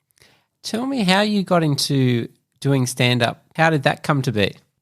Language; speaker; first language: English; native; English